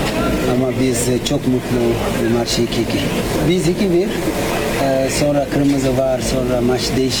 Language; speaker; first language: Turkish; non-native, learner; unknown